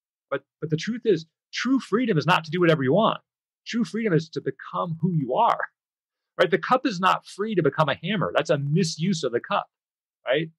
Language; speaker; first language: English; native; English